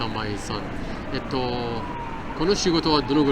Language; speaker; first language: Japanese; non-native, fluent; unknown